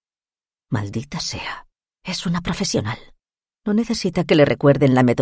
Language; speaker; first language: Spanish; native; Spanish